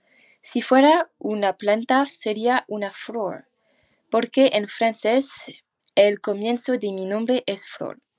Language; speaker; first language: Spanish; non-native, learner; French